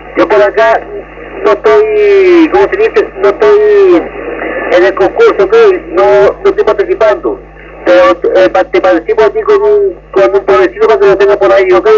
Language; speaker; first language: Spanish; native; Spanish